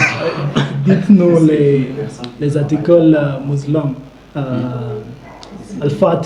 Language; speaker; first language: French; non-native, learner; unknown